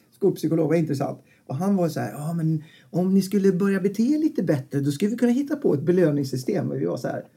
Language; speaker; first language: Swedish; native; Swedish